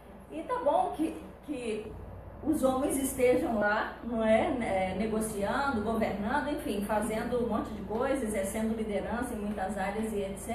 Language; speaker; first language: Portuguese; native; Portuguese